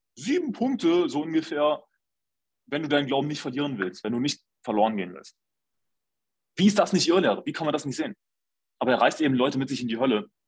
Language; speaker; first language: German; native; German